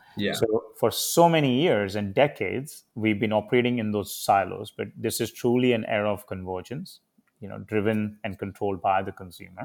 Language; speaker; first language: English; non-native, local second language; Hindi